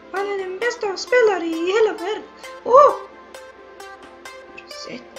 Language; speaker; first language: Swedish; early bilingual, other home language; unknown